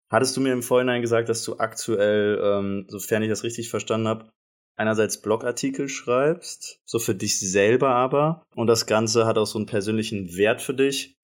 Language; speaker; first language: German; native; German